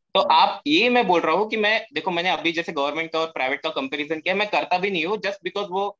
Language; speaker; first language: Hindi; non-native, local second language; Marathi